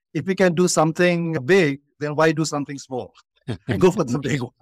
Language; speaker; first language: English; non-native, local second language; Bangla